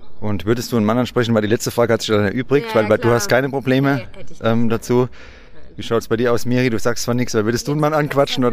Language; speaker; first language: German; native; German